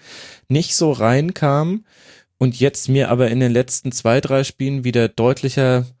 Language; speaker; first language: German; native; German